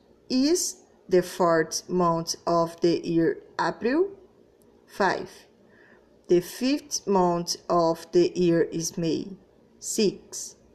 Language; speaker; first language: English; non-native, learner; Portuguese